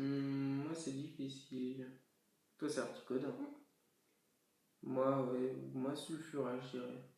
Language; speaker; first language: French; native; French